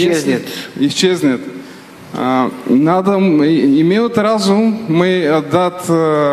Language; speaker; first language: Russian; non-native, learner; Bulgarian